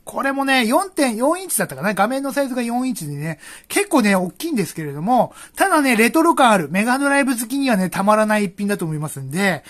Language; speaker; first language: Japanese; native; Japanese